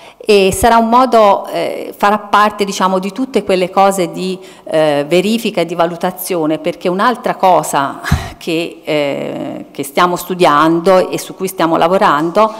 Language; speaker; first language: Italian; native; Italian